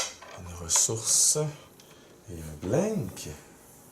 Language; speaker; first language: French; native; French